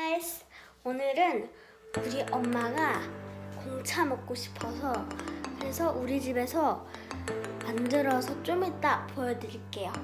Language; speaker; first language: Korean; early bilingual, other home language; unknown